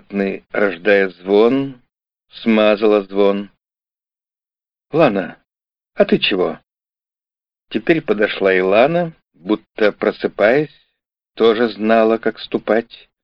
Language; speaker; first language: Russian; native; Russian